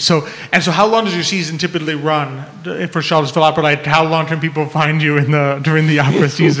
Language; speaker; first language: English; native; English